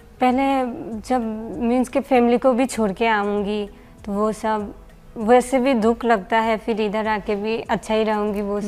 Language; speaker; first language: Hindi; non-native, learner; Bangla